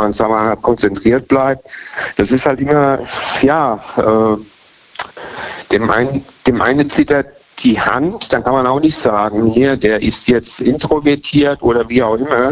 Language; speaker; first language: German; native; German